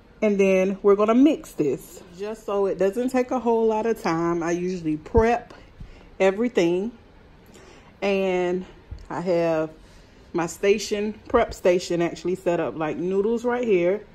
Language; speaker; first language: English; native; English